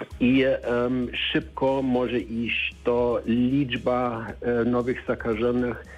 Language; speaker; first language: Polish; non-native, learner; German